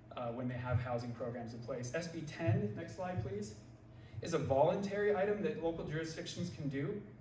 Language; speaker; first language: English; native; English